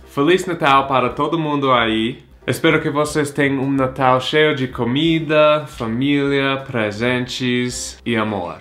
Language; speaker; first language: Portuguese; non-native, fluent; English